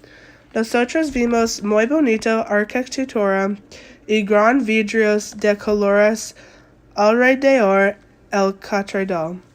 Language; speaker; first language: Spanish; non-native, learner; English